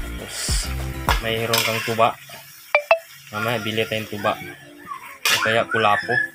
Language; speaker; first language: Filipino; non-native, local second language; Cebuano